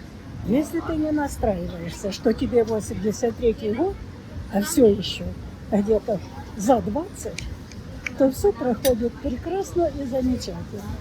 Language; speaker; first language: Russian; native; Russian